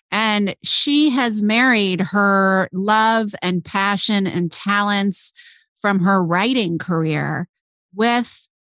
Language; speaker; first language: English; native; English